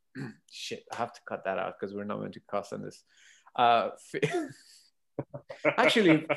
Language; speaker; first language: English; non-native, fluent; Persian